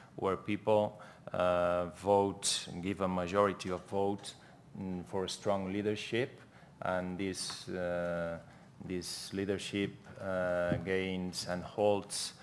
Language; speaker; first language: English; non-native, fluent; Catalan